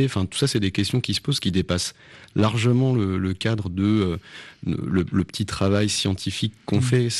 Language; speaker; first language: French; native; French